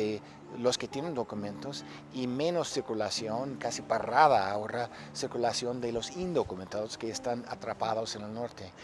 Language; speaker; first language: Spanish; non-native, fluent; English